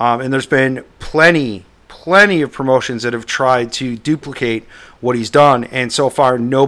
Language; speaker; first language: English; native; English